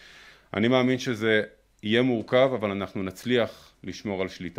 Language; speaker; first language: Hebrew; native; Hebrew